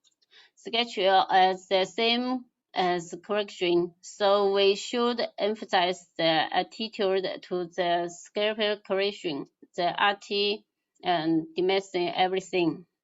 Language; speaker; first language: English; non-native, learner; Chinese